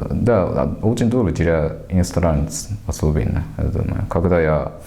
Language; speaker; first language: Russian; non-native, learner; Japanese